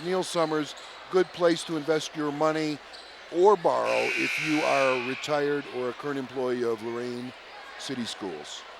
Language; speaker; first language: English; native; English